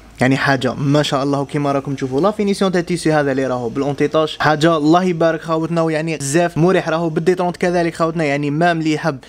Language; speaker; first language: Arabic; native; Arabic